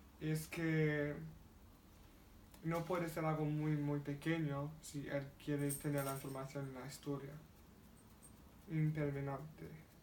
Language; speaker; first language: Spanish; non-native, learner; English